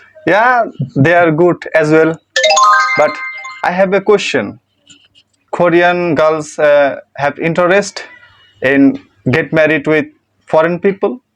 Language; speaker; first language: English; non-native, learner; Bangla